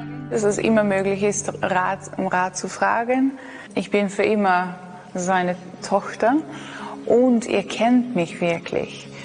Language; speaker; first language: German; non-native, learner; Dutch